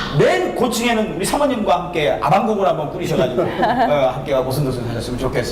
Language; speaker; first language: Korean; native; Korean